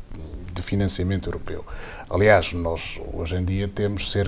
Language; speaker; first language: Portuguese; native; Portuguese